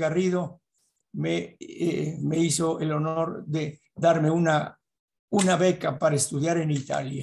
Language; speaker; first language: Spanish; native; Spanish